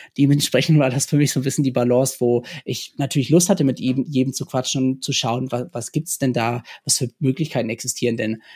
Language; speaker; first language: German; early bilingual, other home language; English